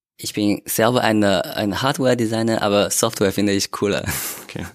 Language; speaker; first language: German; non-native, learner; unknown